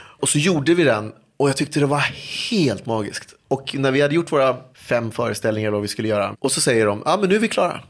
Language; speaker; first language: Swedish; early bilingual, other home language; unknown